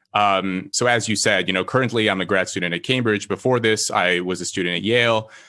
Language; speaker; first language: English; native; English